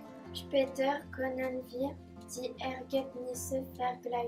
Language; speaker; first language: German; non-native, learner; French